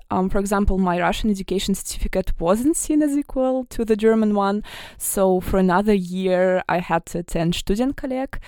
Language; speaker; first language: English; non-native, fluent; Russian